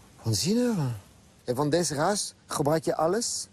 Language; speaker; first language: Dutch; non-native, fluent; French